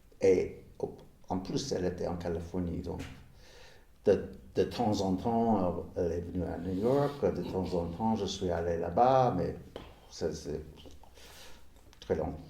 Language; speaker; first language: French; non-native, fluent; English